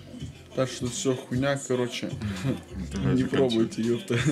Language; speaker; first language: Russian; native; Russian